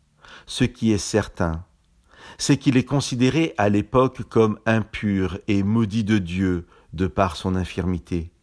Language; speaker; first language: French; native; French